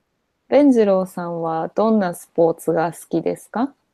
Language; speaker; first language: Japanese; non-native, fluent; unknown